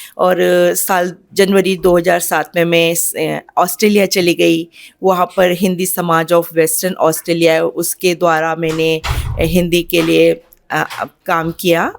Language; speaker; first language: Hindi; native; Hindi